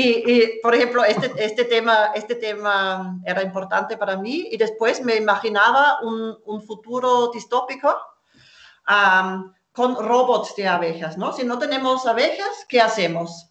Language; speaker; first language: Spanish; non-native, fluent; German